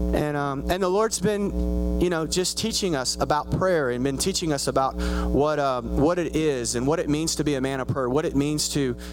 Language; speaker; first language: English; native; English